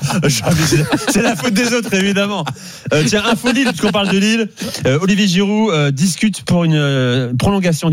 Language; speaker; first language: French; native; French